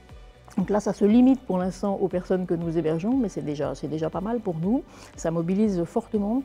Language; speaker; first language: French; native; French